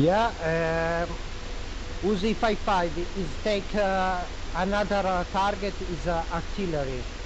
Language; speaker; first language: English; non-native, learner; Italian